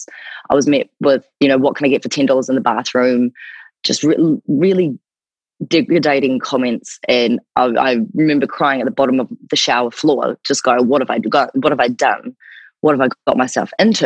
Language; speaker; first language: English; native; English